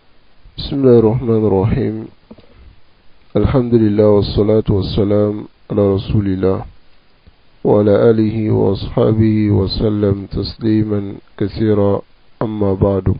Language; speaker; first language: Arabic; non-native, fluent; Wolof